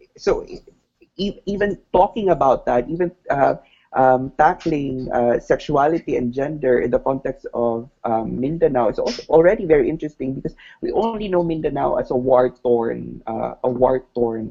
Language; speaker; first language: English; non-native, local second language; Cebuano